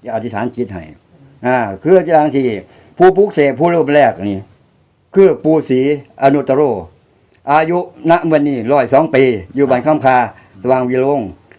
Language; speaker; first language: Thai; native; Thai